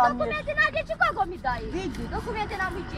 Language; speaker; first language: Polish; non-native, learner; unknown